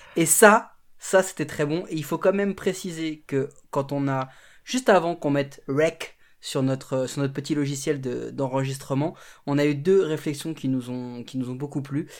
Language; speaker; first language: French; native; French